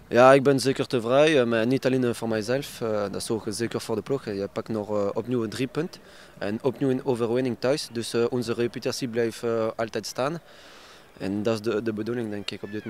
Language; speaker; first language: Dutch; non-native, learner; French